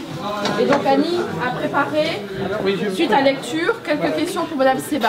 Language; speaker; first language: French; native; French